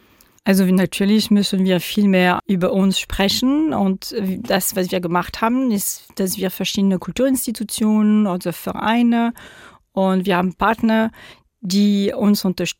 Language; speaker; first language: German; non-native, fluent; French